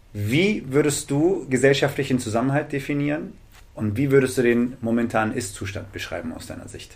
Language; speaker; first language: German; native; German